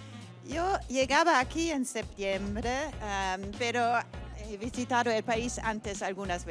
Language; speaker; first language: Spanish; non-native, fluent; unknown